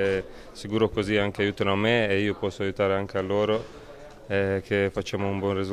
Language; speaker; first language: Italian; non-native, learner; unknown